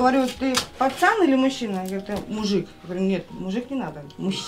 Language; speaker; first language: Russian; native; Russian